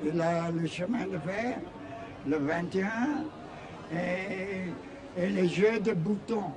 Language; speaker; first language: French; non-native, learner; Chinese